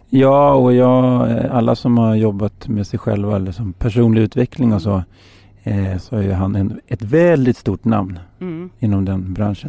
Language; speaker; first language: Swedish; native; Swedish